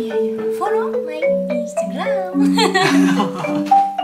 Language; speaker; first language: Indonesian; non-native, learner; Japanese